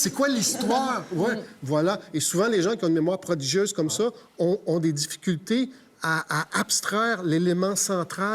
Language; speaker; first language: French; native; French